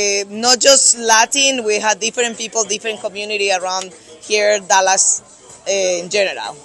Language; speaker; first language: English; non-native, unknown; Spanish